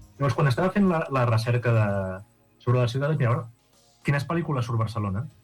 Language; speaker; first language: Catalan; native; Catalan